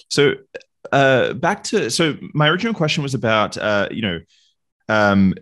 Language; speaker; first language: English; native; English